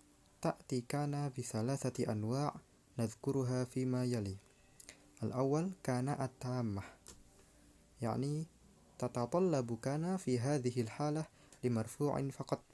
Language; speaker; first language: Arabic; non-native, learner; Indonesian